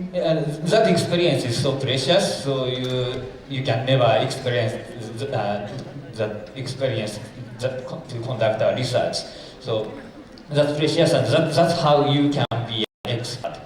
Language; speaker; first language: English; non-native, fluent; Japanese